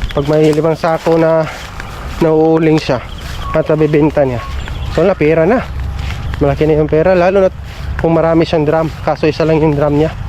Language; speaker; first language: Filipino; non-native, local second language; Cebuano